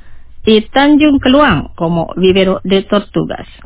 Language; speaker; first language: Spanish; non-native, fluent; Indonesian